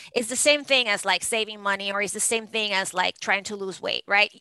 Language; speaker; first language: English; non-native, fluent; Spanish